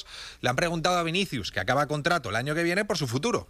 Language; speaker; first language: Spanish; native; Spanish